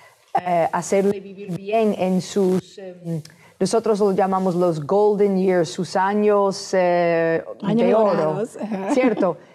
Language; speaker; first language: Spanish; non-native, fluent; English